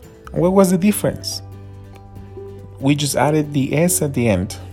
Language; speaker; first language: English; non-native, fluent; Spanish